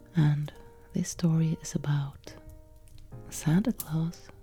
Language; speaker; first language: English; non-native, fluent; Norwegian